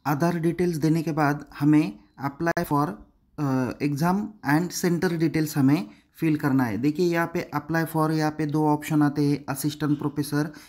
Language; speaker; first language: Hindi; non-native, local second language; Marathi